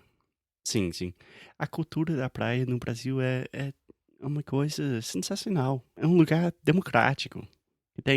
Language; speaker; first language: Portuguese; non-native, fluent; English